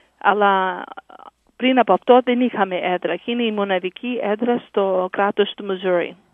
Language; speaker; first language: Greek; early bilingual, heritage; English